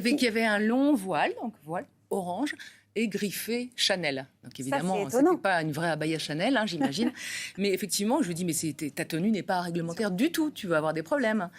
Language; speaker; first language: French; native; French